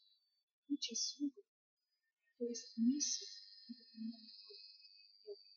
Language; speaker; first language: Polish; native; Polish